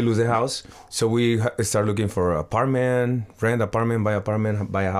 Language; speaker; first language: English; non-native, learner; Spanish